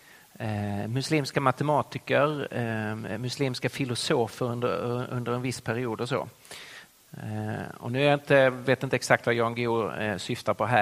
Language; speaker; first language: Swedish; native; Swedish